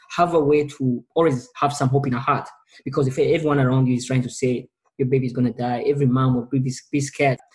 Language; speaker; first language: English; non-native, local second language; Ganda